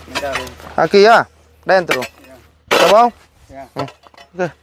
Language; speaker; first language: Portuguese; non-native, learner; Vietnamese